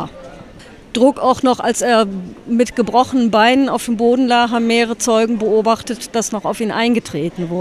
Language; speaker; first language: German; native; German